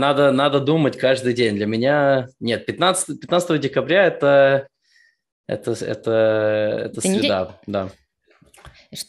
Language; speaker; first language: Russian; early bilingual, heritage; Russian